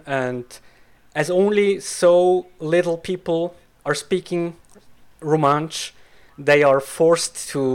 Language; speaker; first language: English; non-native, fluent; Swiss German